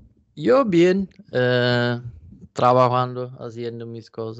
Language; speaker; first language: Spanish; non-native, learner; English